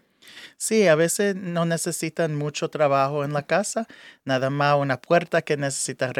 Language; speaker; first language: Spanish; early bilingual, heritage; English